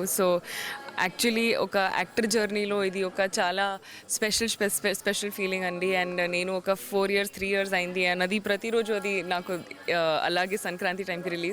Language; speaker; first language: Telugu; non-native, learner; Hindi